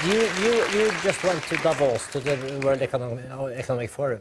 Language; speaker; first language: English; non-native, fluent; Norwegian